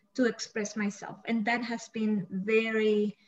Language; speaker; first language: English; non-native, fluent; Spanish